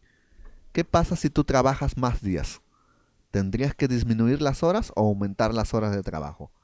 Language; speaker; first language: Spanish; native; Spanish